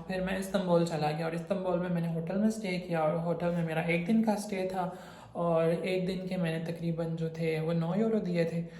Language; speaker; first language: Urdu; non-native, local second language; Saraiki